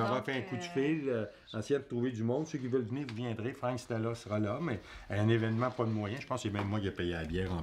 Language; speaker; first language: French; native; French